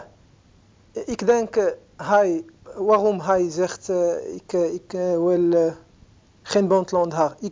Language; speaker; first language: Dutch; non-native, learner; Arabic